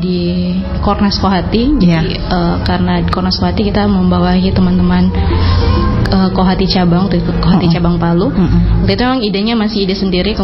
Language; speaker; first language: Indonesian; native; Indonesian